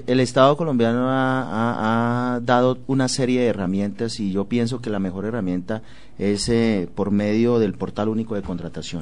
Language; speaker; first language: Spanish; native; Spanish